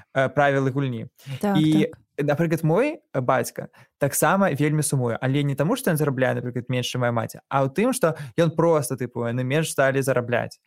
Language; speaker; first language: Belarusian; non-native, local second language; Russian